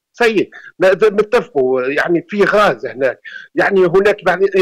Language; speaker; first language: Arabic; native; Arabic